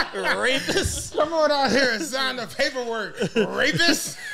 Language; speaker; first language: English; native; English